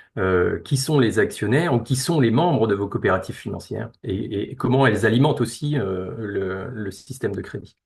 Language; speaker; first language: French; native; French